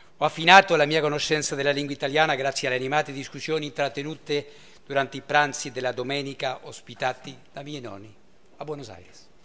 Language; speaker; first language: Italian; early bilingual, heritage; Italian